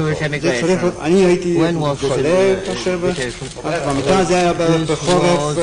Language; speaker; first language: Hebrew; non-native, fluent; German